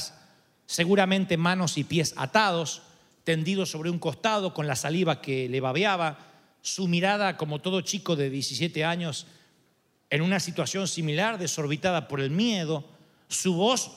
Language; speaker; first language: Spanish; native; Spanish